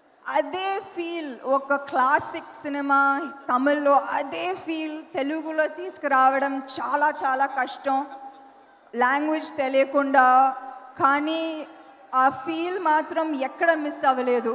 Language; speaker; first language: Telugu; non-native, fluent; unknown